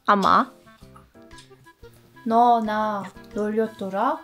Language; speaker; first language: Korean; non-native, learner; German